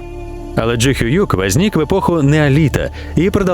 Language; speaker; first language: Russian; native; Russian